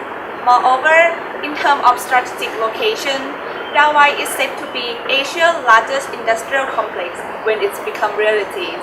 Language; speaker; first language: English; non-native, learner; Thai